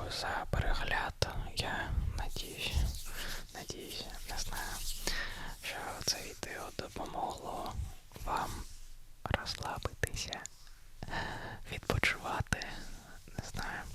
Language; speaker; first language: Ukrainian; non-native, learner; Russian